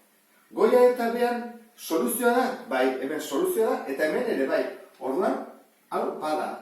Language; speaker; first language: Basque; native; Basque